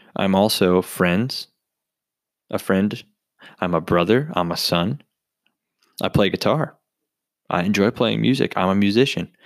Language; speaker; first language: English; native; English